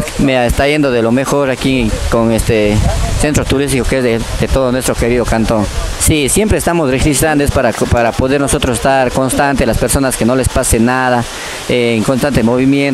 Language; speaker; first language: Spanish; native; Spanish